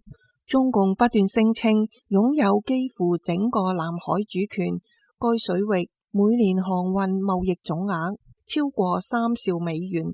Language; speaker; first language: Chinese; non-native, local second language; Cantonese